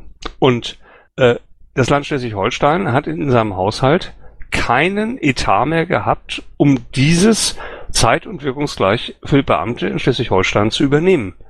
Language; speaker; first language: German; native; German